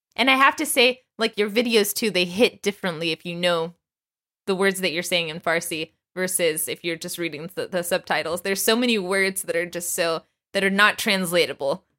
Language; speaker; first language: English; early bilingual, other home language; Persian